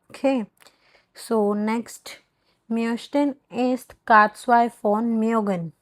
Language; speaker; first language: German; non-native, learner; Hindi